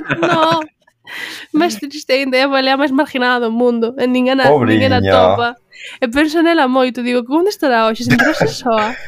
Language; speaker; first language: Galician; non-native, local second language; Spanish